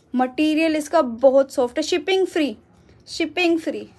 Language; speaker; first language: Hindi; native; Hindi